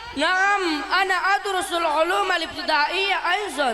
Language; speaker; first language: Arabic; non-native, learner; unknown